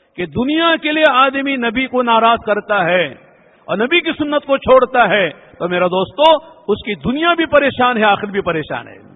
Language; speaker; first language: Urdu; native; Urdu